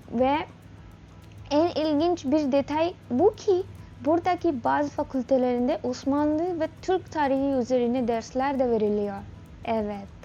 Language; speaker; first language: Turkish; non-native, learner; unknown